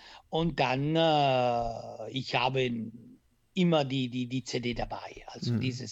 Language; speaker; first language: German; non-native, learner; Italian